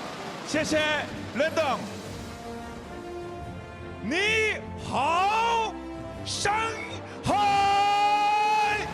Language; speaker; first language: Chinese; non-native, learner; Korean